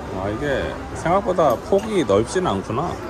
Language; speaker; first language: Korean; native; Korean